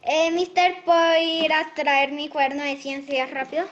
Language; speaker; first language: Spanish; native; Spanish